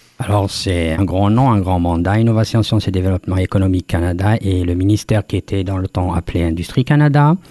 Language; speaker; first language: French; non-native, local second language; Kabyle